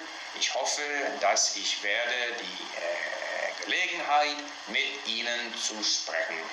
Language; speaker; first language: German; non-native, learner; English